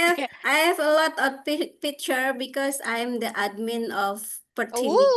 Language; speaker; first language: English; non-native, learner; Indonesian